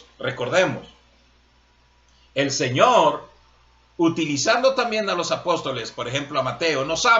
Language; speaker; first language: Spanish; native; Spanish